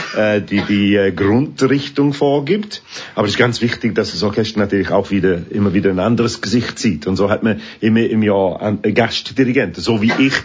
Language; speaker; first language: German; non-native, fluent; English